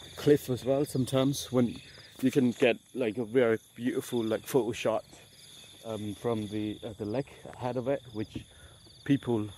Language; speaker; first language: English; non-native, fluent; Khmer